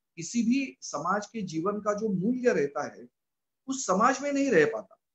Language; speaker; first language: Hindi; non-native, local second language; Marathi